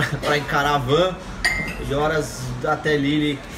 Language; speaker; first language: Portuguese; native; Portuguese